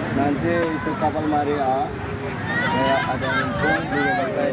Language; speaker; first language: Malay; non-native, learner; Rohingya